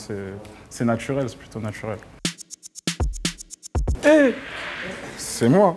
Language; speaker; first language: French; native; French